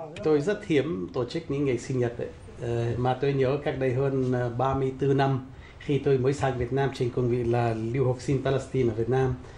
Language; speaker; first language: Vietnamese; non-native, fluent; Arabic